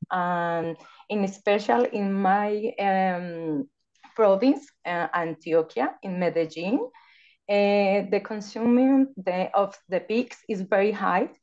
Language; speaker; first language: English; non-native, learner; Spanish